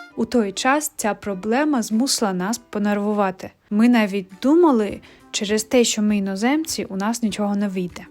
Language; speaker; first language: Ukrainian; native; Ukrainian